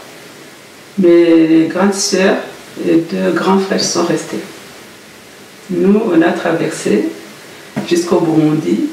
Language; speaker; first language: French; non-native, local second language; Kinyarwanda